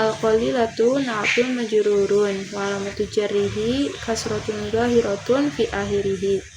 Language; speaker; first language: Arabic; non-native, learner; Indonesian